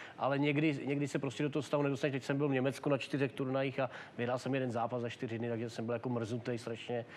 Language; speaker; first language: Czech; native; Czech